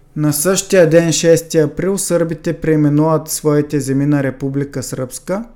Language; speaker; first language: Bulgarian; native; Bulgarian